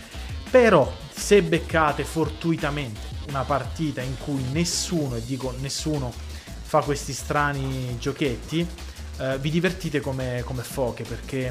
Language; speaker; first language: Italian; native; Italian